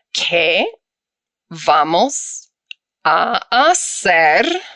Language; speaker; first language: Spanish; non-native, fluent; English